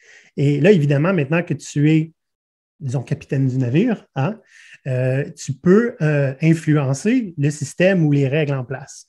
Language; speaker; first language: French; native; French